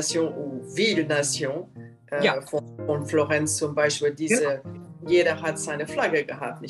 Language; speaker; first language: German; non-native, fluent; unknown